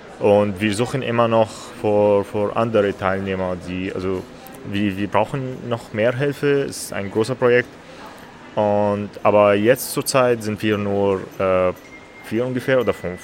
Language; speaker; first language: German; non-native, learner; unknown